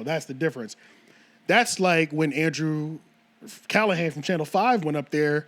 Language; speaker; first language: English; native; English